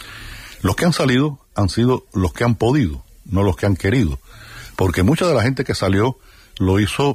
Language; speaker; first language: Spanish; native; Spanish